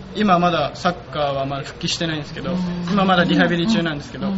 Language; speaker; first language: Japanese; native; Japanese